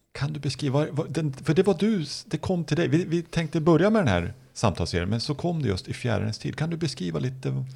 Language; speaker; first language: Swedish; native; Swedish